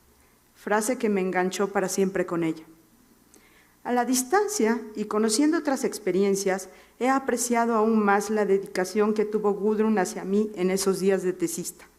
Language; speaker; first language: Spanish; native; Spanish